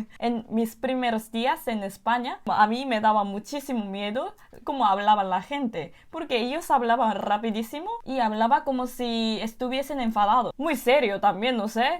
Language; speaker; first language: Spanish; non-native, fluent; Korean